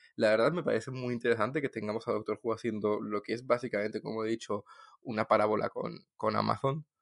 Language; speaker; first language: Spanish; non-native, fluent; French